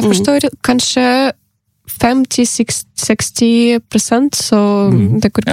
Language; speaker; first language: Norwegian; non-native, learner; Ukrainian